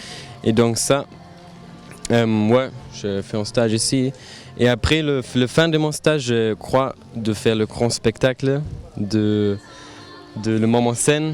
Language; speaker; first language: French; non-native, learner; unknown